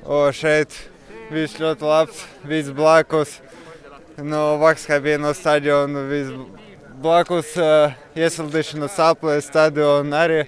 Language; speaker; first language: Latvian; non-native, local second language; Russian